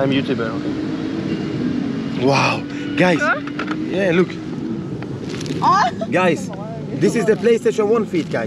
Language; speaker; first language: English; non-native, learner; Portuguese